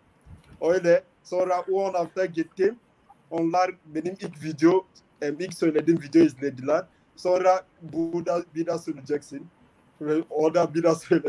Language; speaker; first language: Turkish; non-native, learner; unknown